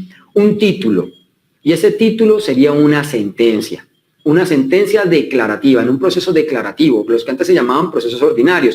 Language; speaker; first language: Spanish; native; Spanish